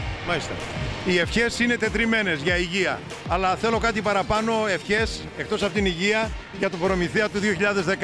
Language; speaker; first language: Greek; native; Greek